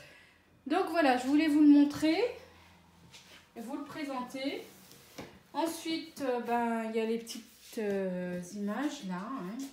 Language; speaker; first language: French; native; French